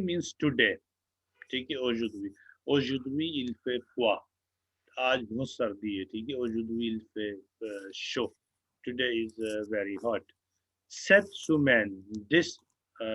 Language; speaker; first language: French; non-native, fluent; Hindi